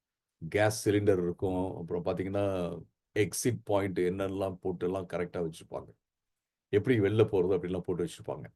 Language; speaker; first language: Tamil; native; Tamil